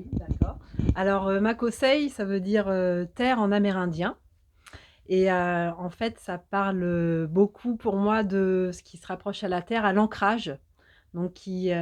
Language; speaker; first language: French; native; French